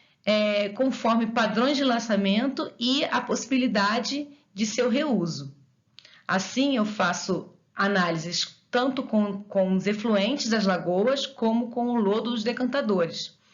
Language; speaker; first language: Portuguese; native; Portuguese